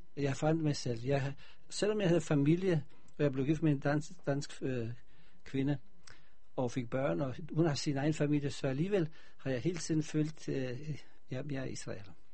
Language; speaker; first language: Danish; non-native, fluent; Polish